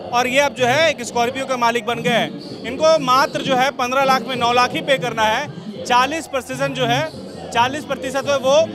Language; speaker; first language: Hindi; native; Hindi